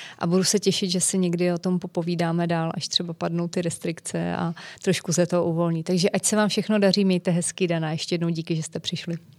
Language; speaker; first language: Czech; native; Czech